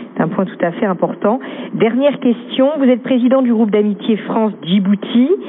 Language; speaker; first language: French; native; French